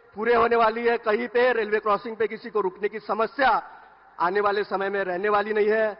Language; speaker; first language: Hindi; non-native, local second language; Marathi